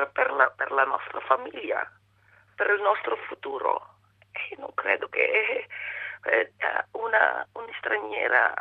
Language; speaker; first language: Italian; non-native, fluent; Filipino